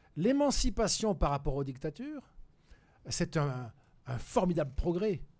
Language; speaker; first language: French; native; French